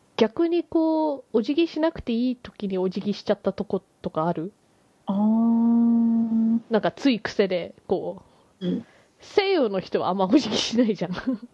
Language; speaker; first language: Japanese; early bilingual, heritage; Japanese